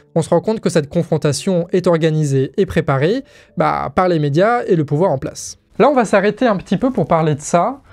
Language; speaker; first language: French; native; French